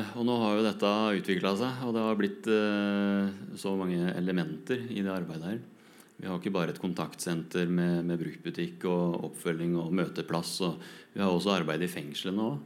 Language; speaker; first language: Norwegian; native; Norwegian